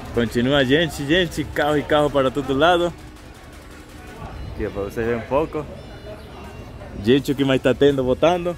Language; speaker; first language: Portuguese; non-native, fluent; Spanish